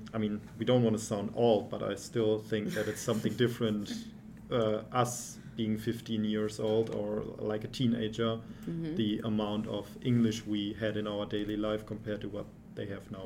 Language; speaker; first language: English; non-native, fluent; German